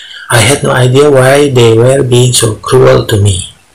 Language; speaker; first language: English; non-native, learner; Indonesian